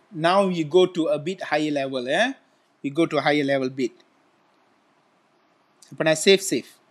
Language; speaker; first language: English; non-native, local second language; Malay